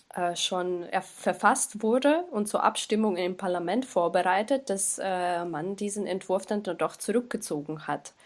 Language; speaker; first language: German; non-native, fluent; Ukrainian